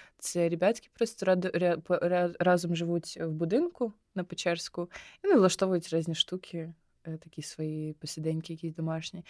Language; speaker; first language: Ukrainian; non-native, local second language; Russian